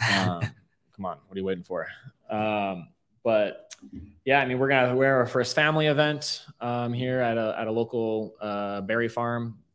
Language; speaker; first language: English; native; English